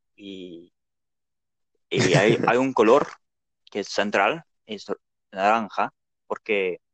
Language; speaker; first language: Spanish; non-native, fluent; Dutch